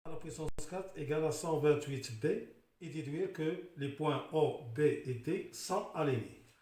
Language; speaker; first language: French; non-native, local second language; Arabic